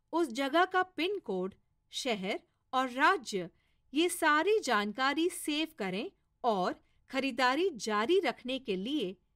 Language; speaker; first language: Hindi; non-native, local second language; Marathi